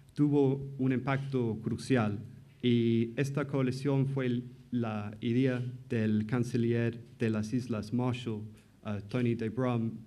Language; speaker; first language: Spanish; non-native, fluent; English